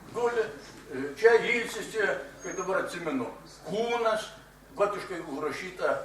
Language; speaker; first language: Lithuanian; native; Lithuanian